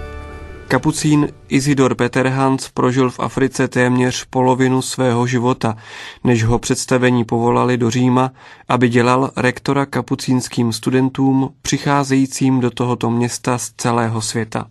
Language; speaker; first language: Czech; native; Czech